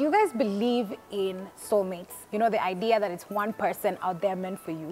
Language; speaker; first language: English; non-native, local second language; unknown